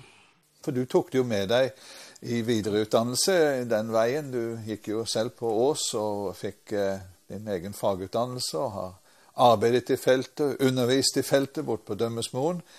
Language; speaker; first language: Norwegian; native; Norwegian